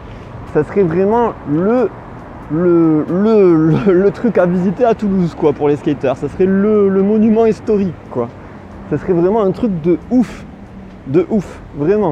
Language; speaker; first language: French; native; French